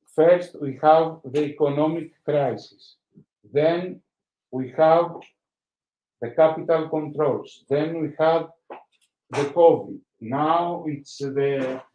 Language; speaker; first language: English; non-native, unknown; Greek